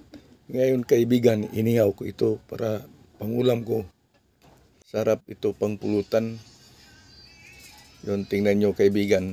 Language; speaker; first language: Filipino; non-native, local second language; Cebuano